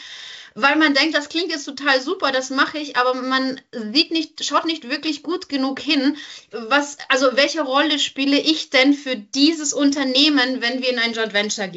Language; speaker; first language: German; native; German